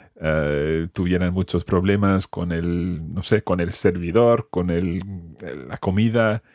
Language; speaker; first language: Spanish; non-native, fluent; English